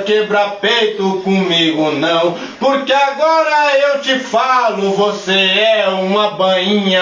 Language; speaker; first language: Portuguese; native; Portuguese